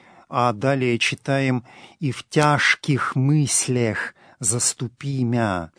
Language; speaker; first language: Russian; native; Russian